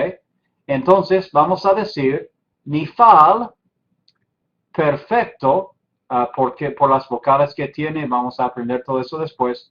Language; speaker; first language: Spanish; non-native, fluent; English